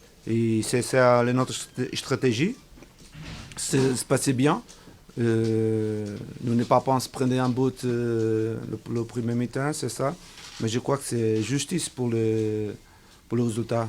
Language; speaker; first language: French; non-native, learner; Portuguese